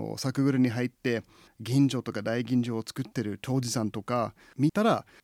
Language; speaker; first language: Japanese; non-native, fluent; English